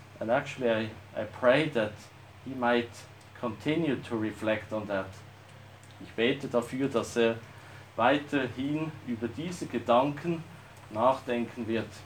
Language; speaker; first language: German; native; German